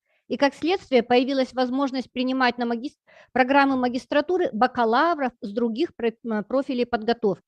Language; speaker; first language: Russian; native; Russian